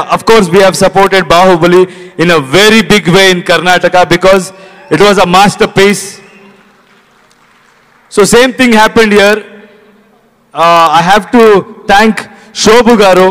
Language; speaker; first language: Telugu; non-native, learner; Kannada